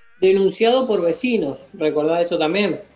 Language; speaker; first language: Spanish; native; Spanish